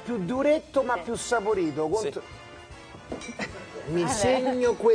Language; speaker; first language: Italian; native; Italian